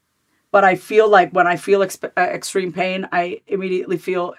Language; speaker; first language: English; native; English